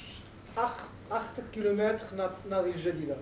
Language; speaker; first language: Dutch; non-native, learner; Arabic